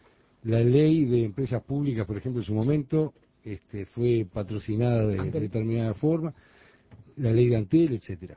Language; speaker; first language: Spanish; native; Spanish